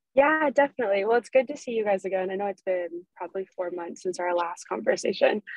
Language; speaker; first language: English; native; English